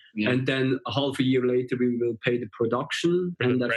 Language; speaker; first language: English; non-native, fluent; German